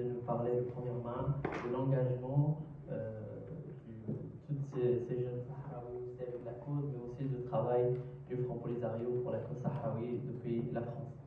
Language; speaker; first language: French; native; French